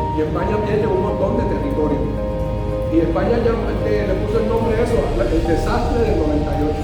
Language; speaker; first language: Spanish; early bilingual, heritage; Spanish